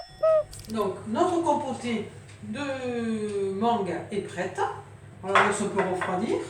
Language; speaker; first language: French; native; French